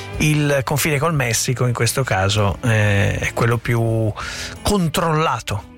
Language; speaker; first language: Italian; native; Italian